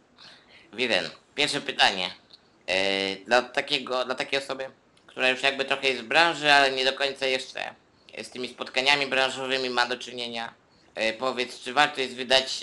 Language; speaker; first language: Polish; native; Polish